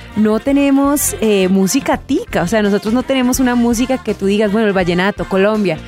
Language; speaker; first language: Spanish; native; Spanish